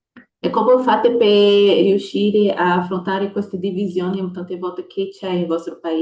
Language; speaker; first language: Italian; non-native, fluent; Portuguese